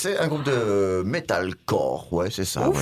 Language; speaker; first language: French; native; French